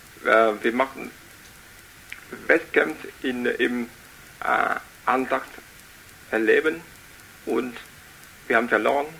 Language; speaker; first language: German; non-native, learner; Vietnamese